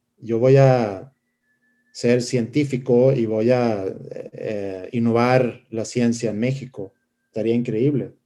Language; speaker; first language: Spanish; non-native, fluent; Swedish